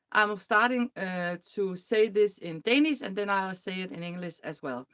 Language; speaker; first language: English; non-native, fluent; Danish